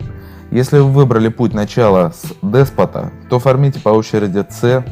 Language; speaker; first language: Russian; native; Russian